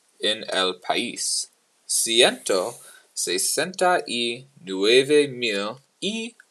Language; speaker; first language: Spanish; non-native, learner; English